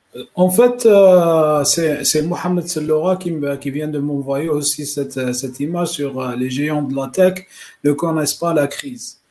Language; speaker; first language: French; non-native, local second language; Arabic